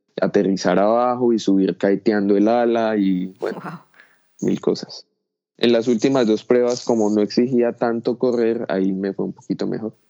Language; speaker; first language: Spanish; native; Spanish